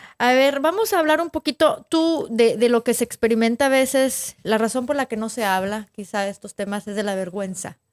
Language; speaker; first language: Spanish; native; Spanish